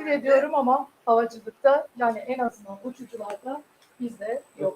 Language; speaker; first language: Turkish; native; Turkish